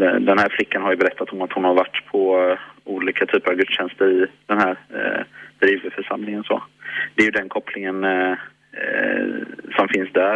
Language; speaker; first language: Swedish; native; Swedish